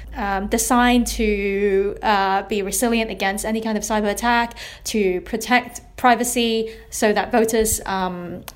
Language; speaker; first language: English; non-native, local second language; Cantonese